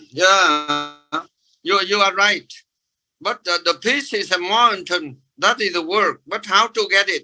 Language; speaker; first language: English; non-native, fluent; Vietnamese